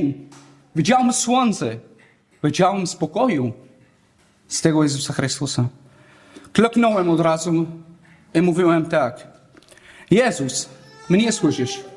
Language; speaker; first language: Polish; non-native, learner; Arabic